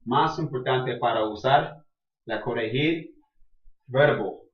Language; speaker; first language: Spanish; non-native, learner; English